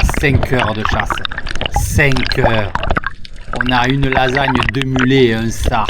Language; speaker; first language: French; native; French